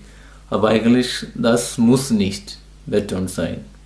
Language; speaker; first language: German; non-native, learner; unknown